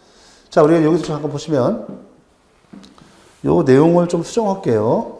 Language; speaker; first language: Korean; native; Korean